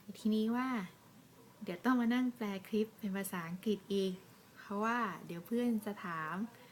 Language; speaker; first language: Thai; native; Thai